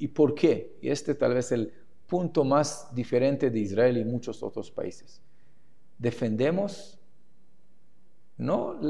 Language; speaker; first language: Spanish; non-native, fluent; Hebrew